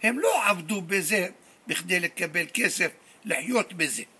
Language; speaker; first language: Hebrew; non-native, fluent; Arabic